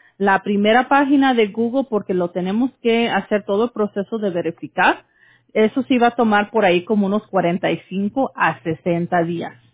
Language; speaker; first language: Spanish; early bilingual, heritage; Spanish